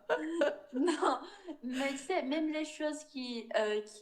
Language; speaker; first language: French; non-native, fluent; Portuguese